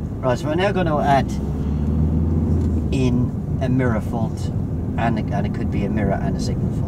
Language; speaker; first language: English; native; English